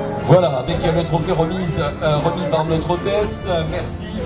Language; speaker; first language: French; native; French